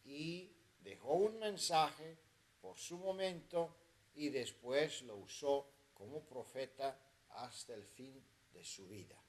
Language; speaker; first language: Spanish; non-native, fluent; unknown